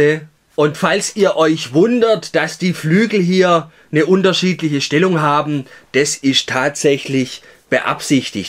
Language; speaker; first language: German; native; German